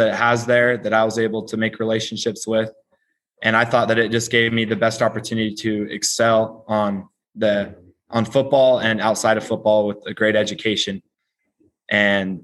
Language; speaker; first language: English; native; English